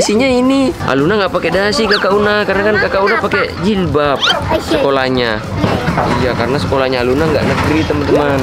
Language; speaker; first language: Indonesian; native; Indonesian